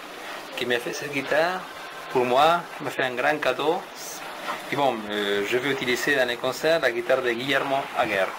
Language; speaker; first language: French; non-native, learner; Spanish